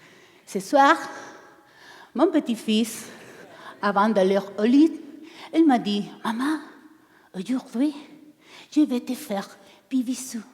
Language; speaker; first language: French; non-native, learner; Spanish